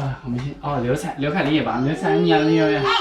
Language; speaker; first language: Chinese; early bilingual, heritage; Chinese